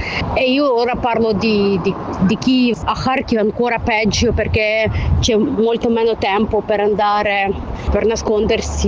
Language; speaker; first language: Italian; non-native, fluent; Ukrainian